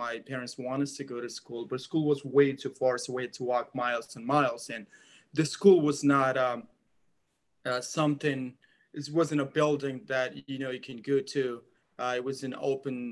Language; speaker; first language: English; non-native, fluent; Persian